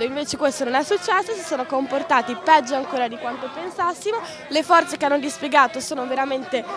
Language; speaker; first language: Italian; native; Italian